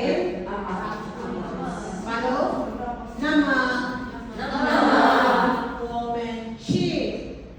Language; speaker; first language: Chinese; non-native, fluent; Filipino